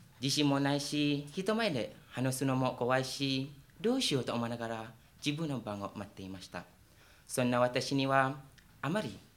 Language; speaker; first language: Japanese; non-native, fluent; Malay